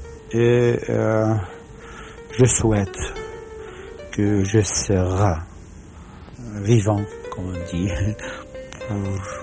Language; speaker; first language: French; non-native, fluent; Arabic